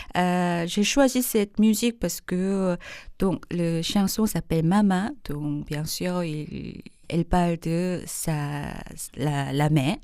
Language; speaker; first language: French; non-native, fluent; Korean